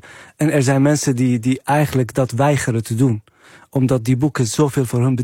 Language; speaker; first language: Dutch; non-native, fluent; Arabic